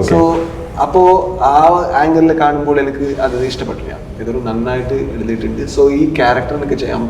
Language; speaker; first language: Malayalam; non-native, local second language; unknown